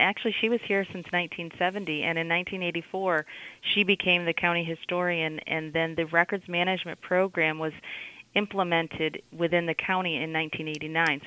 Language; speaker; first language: English; native; English